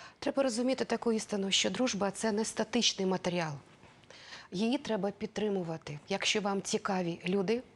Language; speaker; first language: Ukrainian; non-native, local second language; Russian